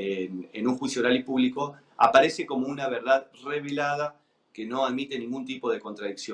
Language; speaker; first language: Spanish; native; Spanish